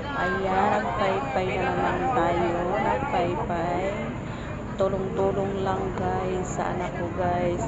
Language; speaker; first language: Filipino; non-native, local second language; Cebuano